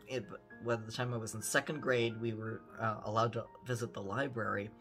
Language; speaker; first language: English; early bilingual, other home language; German